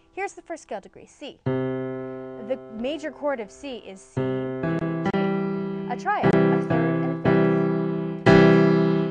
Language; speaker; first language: English; native; English